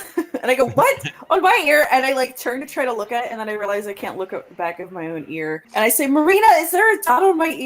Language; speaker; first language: English; native; English